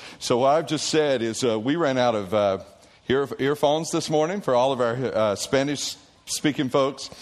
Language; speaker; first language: English; native; English